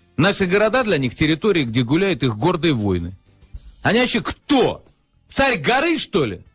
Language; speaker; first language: Russian; native; Russian